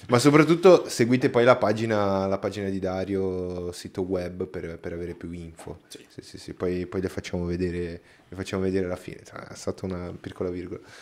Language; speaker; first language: Italian; non-native, fluent; Portuguese